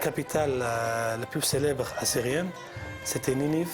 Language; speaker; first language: French; non-native, fluent; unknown